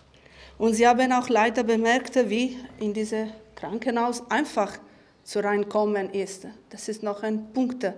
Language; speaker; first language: German; non-native, fluent; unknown